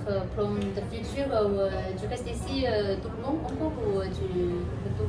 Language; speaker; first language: French; non-native, learner; Chinese